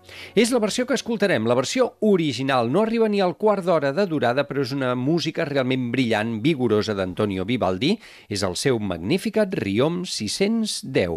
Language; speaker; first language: Catalan; native; Catalan